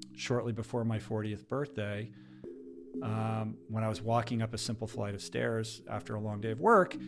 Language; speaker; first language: English; native; English